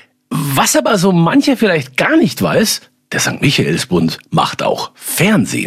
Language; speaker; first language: German; native; German